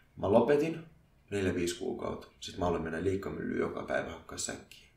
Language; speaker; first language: Finnish; early bilingual, other home language; Arabic